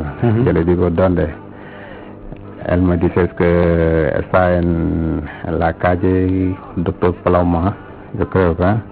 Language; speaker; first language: Spanish; non-native, learner; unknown